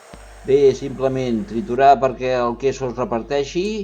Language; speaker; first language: Catalan; non-native, local second language; Spanish